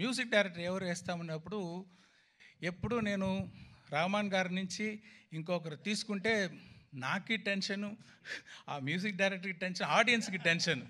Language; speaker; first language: Telugu; non-native, learner; Tamil